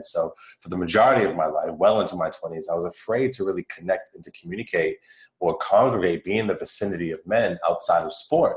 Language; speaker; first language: English; native; English